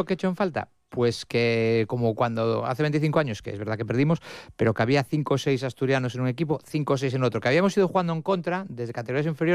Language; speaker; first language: Spanish; native; Spanish